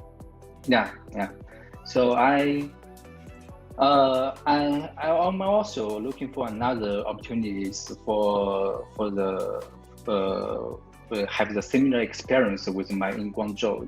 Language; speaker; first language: English; non-native, learner; Chinese